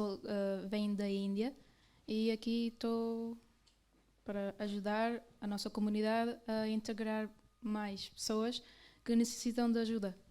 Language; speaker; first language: Portuguese; early bilingual, other home language; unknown